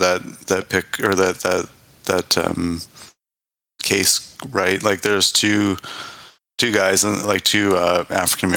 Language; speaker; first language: English; native; English